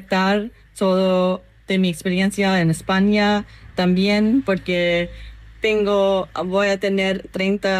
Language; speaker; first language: Spanish; non-native, learner; English